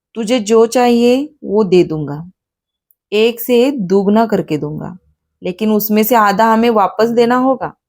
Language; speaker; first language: Hindi; non-native, local second language; Marathi